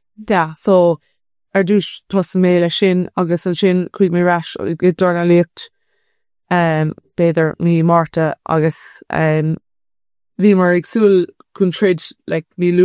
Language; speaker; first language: Irish; non-native, local second language; English